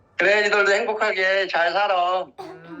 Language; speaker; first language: Korean; native; Korean